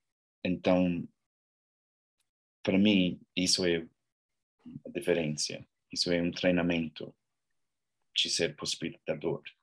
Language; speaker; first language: Portuguese; non-native, learner; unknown